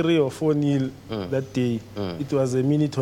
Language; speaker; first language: English; non-native, local second language; Southern Sotho